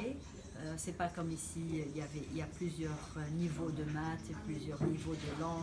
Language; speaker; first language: French; non-native, local second language; Arabic